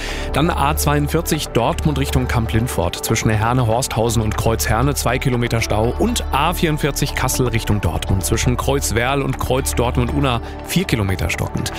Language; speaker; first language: German; native; German